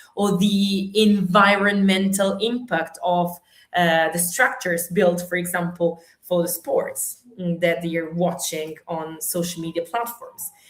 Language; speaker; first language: English; non-native, fluent; Italian